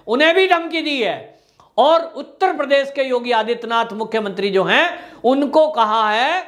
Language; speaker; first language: Hindi; native; Hindi